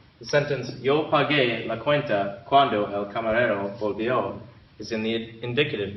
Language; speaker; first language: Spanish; non-native, learner; English